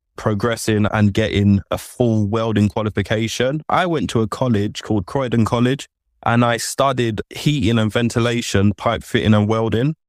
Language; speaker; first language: English; native; English